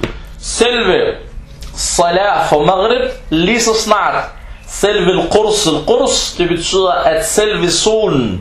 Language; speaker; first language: Danish; non-native, local second language; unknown